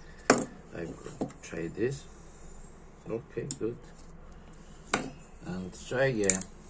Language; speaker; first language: English; non-native, learner; Italian